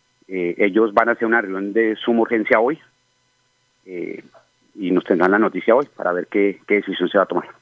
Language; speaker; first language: Spanish; native; Spanish